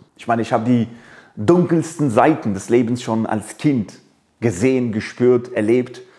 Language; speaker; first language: German; early bilingual, other home language; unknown